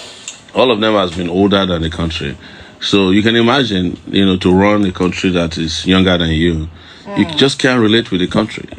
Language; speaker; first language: English; non-native, local second language; Yoruba